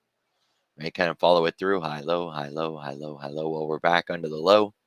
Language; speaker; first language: English; native; English